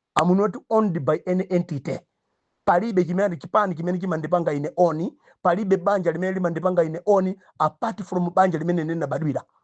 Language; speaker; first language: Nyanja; native; Nyanja